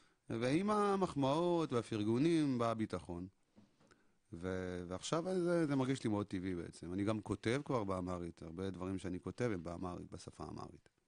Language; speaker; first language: Hebrew; early bilingual, other home language; Amharic